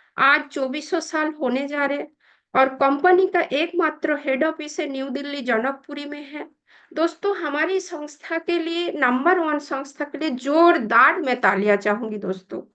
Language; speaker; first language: Hindi; non-native, local second language; Bangla